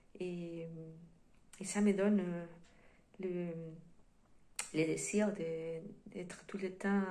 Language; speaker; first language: French; non-native, fluent; Spanish